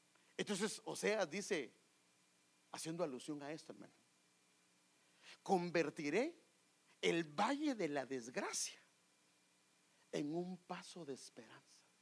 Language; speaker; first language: Spanish; native; Spanish